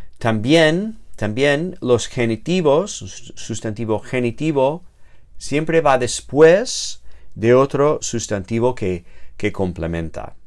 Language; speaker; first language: Spanish; non-native, fluent; English